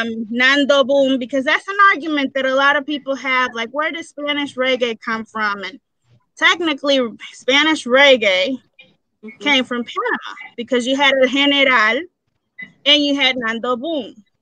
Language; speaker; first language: English; early bilingual, other home language; Spanish